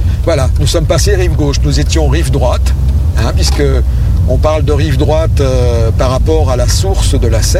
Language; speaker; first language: French; native; French